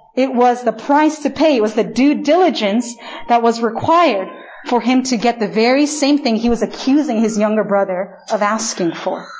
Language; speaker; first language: English; non-native, fluent; Spanish